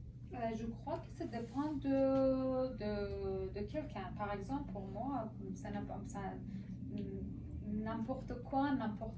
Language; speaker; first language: French; non-native, learner; Persian